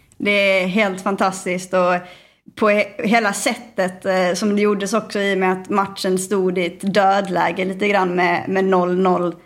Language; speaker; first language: Swedish; native; Swedish